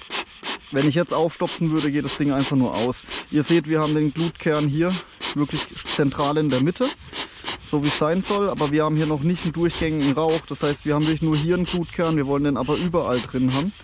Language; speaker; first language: German; native; German